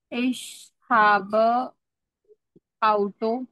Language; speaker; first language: German; non-native, learner; Marathi